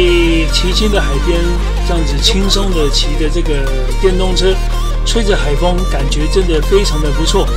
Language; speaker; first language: Chinese; native; Chinese